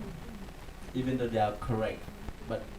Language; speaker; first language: English; non-native, learner; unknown